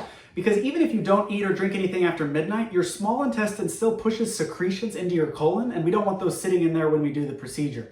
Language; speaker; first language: English; native; English